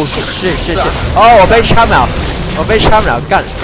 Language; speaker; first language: Chinese; native; Chinese